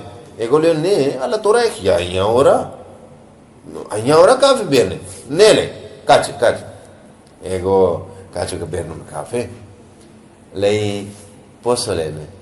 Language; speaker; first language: Greek; non-native, learner; Punjabi